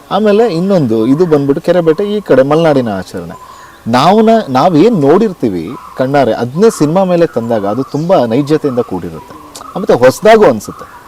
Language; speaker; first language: Kannada; native; Kannada